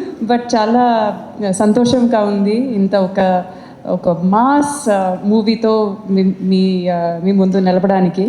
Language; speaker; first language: Telugu; non-native, fluent; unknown